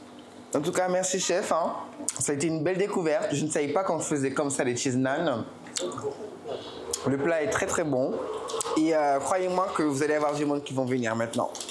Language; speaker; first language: French; native; French